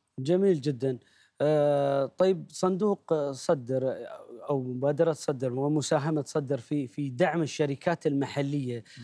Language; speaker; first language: Arabic; native; Arabic